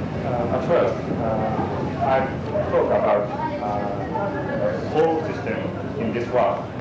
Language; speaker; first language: English; non-native, learner; Japanese